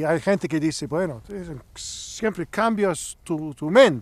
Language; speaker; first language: Spanish; non-native, learner; English